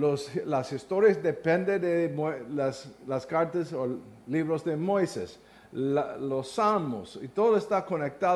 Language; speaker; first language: Spanish; non-native, learner; English